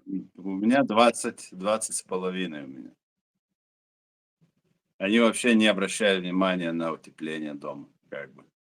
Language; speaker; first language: Russian; native; Russian